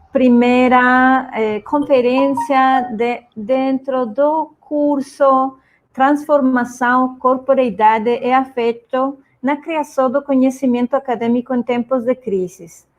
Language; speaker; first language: Portuguese; non-native, fluent; Spanish